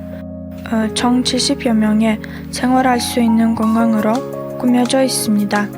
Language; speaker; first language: Korean; non-native, fluent; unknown